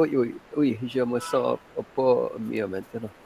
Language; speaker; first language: French; non-native, fluent; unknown